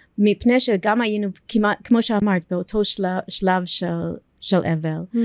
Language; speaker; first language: Hebrew; non-native, fluent; English